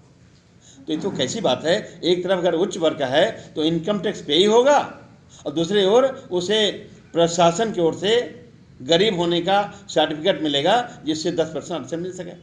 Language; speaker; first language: Hindi; native; Hindi